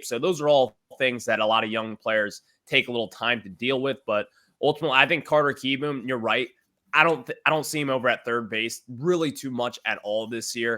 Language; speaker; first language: English; native; English